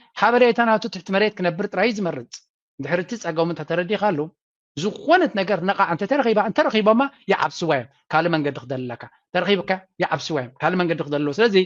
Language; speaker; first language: Tigrinya; native; Tigrinya